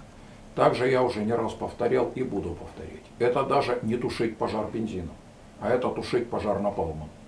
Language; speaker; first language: Russian; native; Russian